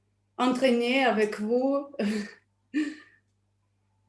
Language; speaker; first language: French; non-native, learner; Russian